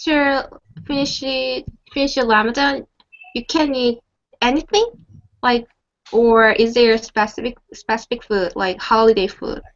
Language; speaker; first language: English; non-native, learner; Korean